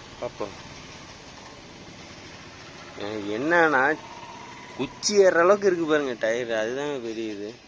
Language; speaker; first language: Tamil; native; Tamil